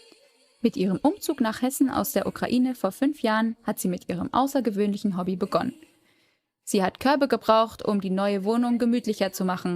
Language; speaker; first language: German; native; German